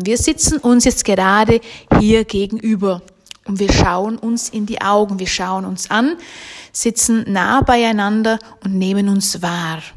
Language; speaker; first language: German; native; German